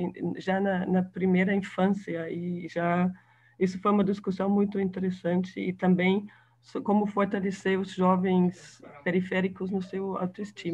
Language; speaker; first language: Portuguese; non-native, fluent; German